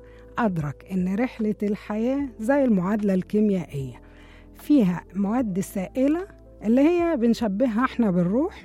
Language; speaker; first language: Arabic; native; Arabic